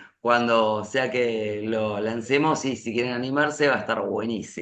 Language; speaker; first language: Spanish; native; Spanish